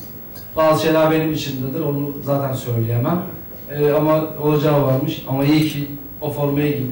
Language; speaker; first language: Turkish; native; Turkish